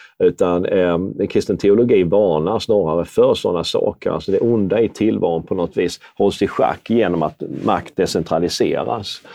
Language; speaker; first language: Swedish; native; Swedish